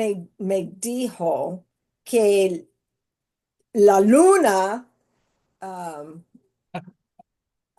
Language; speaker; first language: Spanish; non-native, learner; English